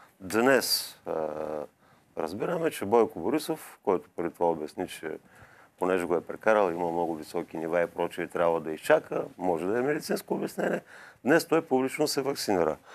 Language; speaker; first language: Bulgarian; native; Bulgarian